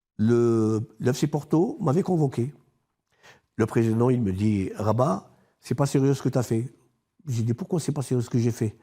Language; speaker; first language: French; non-native, local second language; Arabic